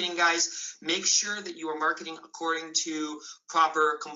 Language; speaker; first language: English; native; English